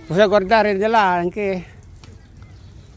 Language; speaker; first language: Italian; non-native, learner; Filipino